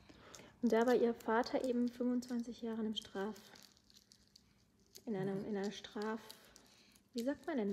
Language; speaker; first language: German; native; German